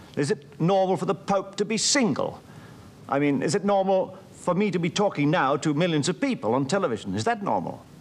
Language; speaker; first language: English; native; English